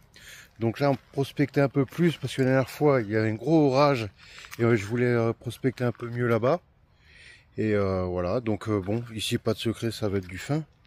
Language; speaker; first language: French; native; French